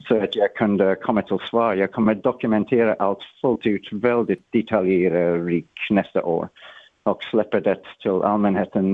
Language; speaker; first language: Swedish; non-native, fluent; English